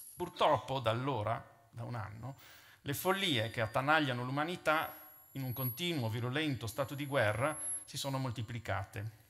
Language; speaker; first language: Italian; native; Italian